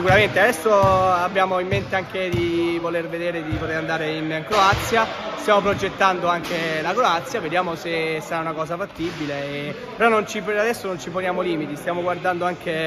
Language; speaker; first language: Italian; native; Italian